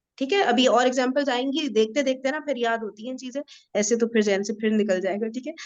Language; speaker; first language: Urdu; native; Urdu